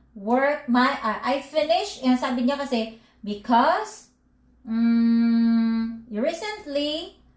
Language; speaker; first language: English; non-native, local second language; Filipino